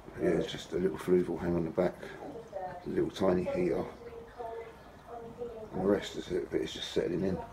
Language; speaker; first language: English; native; English